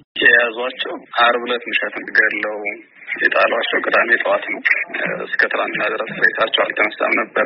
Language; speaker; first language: Amharic; native; Amharic